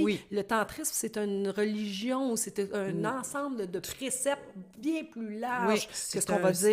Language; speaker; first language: French; native; French